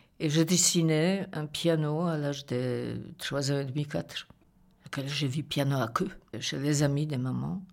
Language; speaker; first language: French; non-native, fluent; Polish